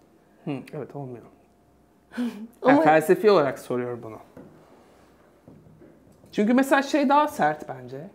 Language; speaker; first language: Turkish; native; Turkish